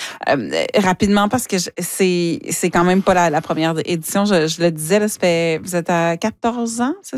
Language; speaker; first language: French; native; French